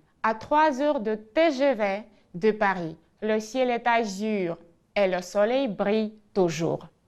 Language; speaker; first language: French; non-native, fluent; Ukrainian